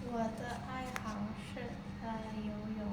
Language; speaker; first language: Chinese; non-native, learner; Indonesian